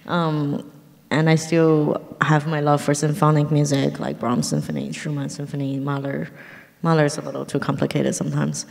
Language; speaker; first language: English; early bilingual, other home language; Chinese